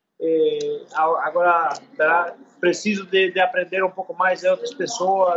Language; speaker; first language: Portuguese; non-native, learner; English